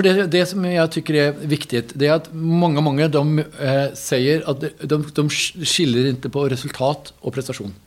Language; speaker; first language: Swedish; native; Swedish